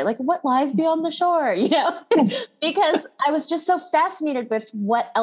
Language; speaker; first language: English; native; English